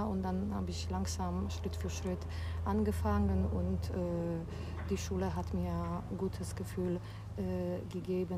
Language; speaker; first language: German; non-native, fluent; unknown